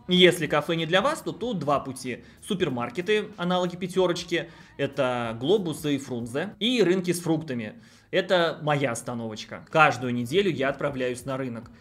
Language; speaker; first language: Russian; native; Russian